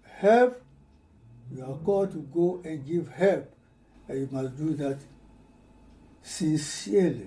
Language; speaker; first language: English; non-native, fluent; Ewe